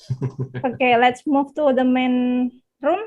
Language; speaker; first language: English; non-native, learner; Indonesian